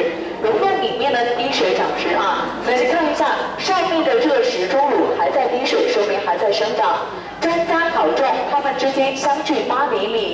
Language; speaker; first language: Chinese; native; Chinese